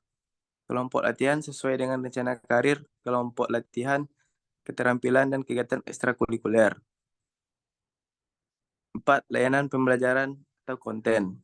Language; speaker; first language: Indonesian; native; Indonesian